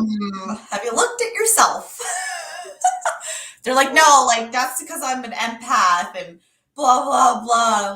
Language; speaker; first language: English; native; English